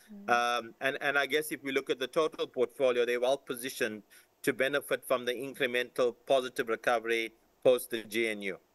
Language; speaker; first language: English; native; English